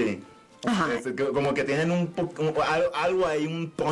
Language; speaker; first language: Spanish; native; Spanish